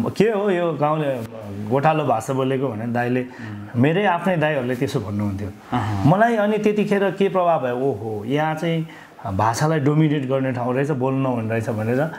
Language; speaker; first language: Nepali; non-native, local second language; Eastern Tamang